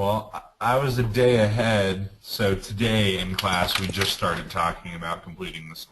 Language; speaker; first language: English; native; English